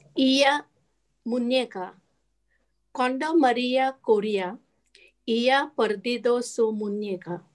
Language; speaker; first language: Spanish; non-native, learner; English